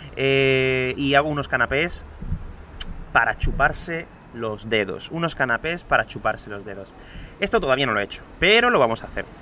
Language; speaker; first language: Spanish; native; Spanish